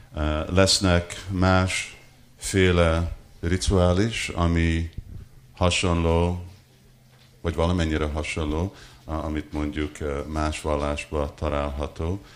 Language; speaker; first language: Hungarian; early bilingual, heritage; Hungarian